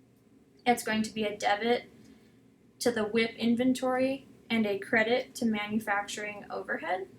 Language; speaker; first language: English; native; English